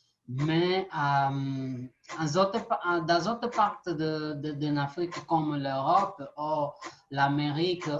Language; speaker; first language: French; non-native, learner; Portuguese